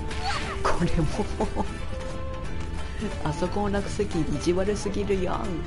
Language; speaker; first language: Japanese; native; Japanese